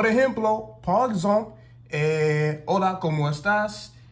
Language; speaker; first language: Spanish; non-native, learner; English